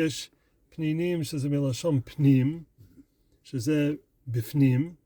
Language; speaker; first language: Hebrew; non-native, fluent; English